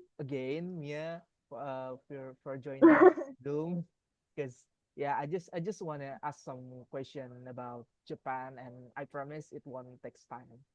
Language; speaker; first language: English; non-native, learner; Indonesian